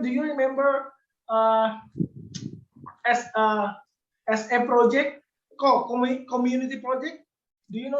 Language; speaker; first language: English; non-native, learner; Indonesian